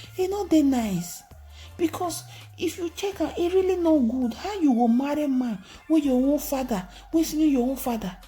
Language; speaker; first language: Nigerian Pidgin; non-native, local second language; Igbo